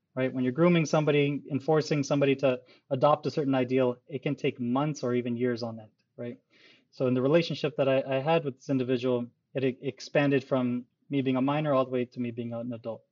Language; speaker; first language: English; early bilingual, other home language; Urdu